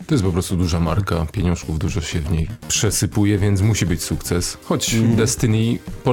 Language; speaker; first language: Polish; native; Polish